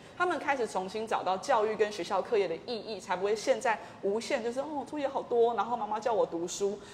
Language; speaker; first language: Chinese; native; Chinese